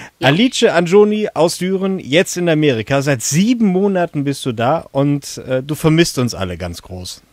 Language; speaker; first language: German; native; German